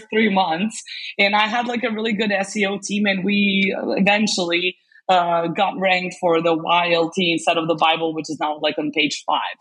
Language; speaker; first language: English; non-native, fluent; Serbian